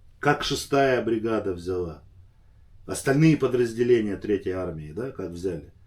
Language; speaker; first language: Russian; native; Russian